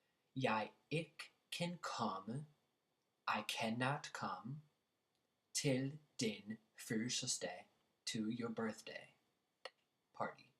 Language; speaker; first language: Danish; non-native, fluent; English